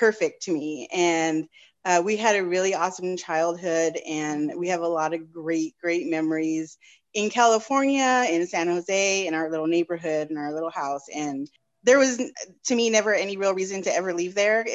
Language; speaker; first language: English; native; English